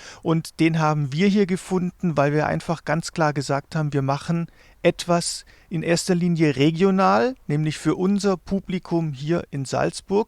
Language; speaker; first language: German; native; German